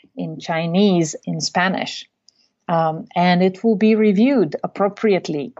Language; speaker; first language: English; non-native, fluent; Bulgarian